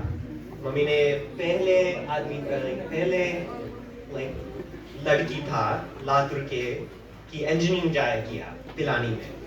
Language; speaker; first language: Hindi; early bilingual, heritage; English